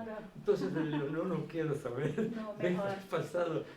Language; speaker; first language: Spanish; non-native, fluent; Portuguese